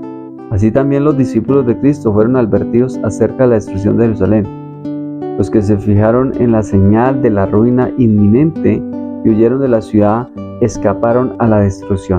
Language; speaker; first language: Spanish; native; Spanish